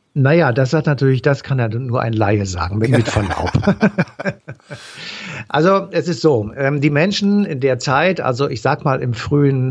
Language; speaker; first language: German; native; German